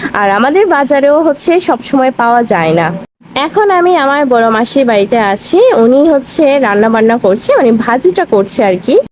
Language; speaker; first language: Bangla; non-native, local second language; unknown